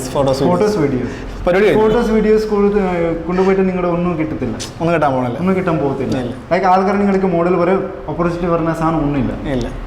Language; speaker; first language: Malayalam; non-native, fluent; Nepali